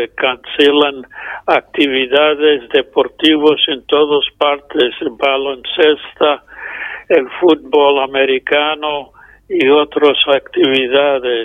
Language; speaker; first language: Spanish; non-native, fluent; English